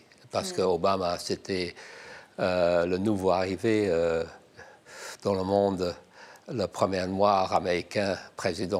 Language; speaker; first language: French; non-native, fluent; English